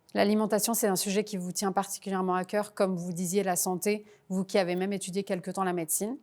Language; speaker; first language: French; native; French